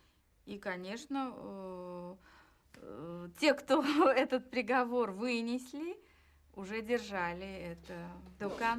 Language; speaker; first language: Russian; native; Russian